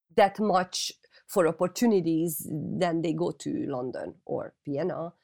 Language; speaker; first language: English; non-native, fluent; Hungarian